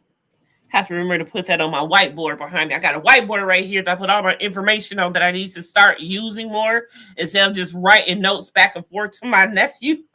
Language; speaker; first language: English; native; English